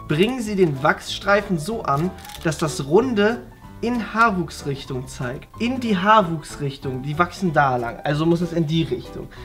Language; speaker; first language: German; early bilingual, other home language; Italian